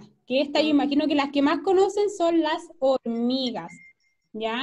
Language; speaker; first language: Spanish; native; Spanish